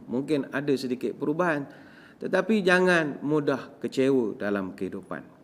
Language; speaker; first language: Malay; native; Malay